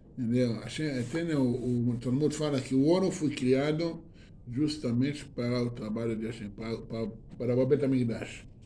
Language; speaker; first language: Portuguese; non-native, fluent; Hebrew